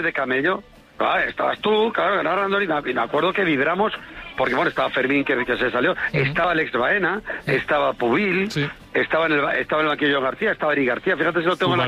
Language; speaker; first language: Spanish; native; Spanish